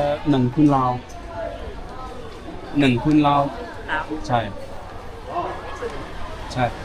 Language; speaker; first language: Thai; non-native, learner; Chinese